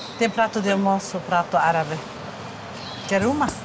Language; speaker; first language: Portuguese; non-native, learner; Arabic